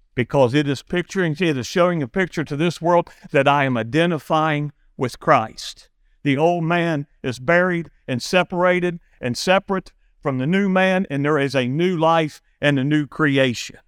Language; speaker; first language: English; native; English